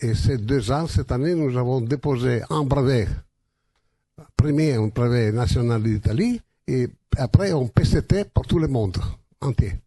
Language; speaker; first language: French; non-native, learner; Italian